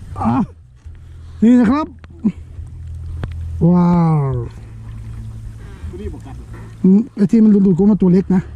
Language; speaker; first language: Thai; non-native, local second language; Northeastern Thai